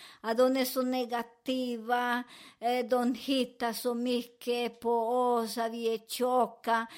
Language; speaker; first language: Swedish; non-native, fluent; Spanish